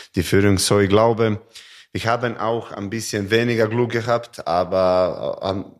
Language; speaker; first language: German; non-native, fluent; Serbian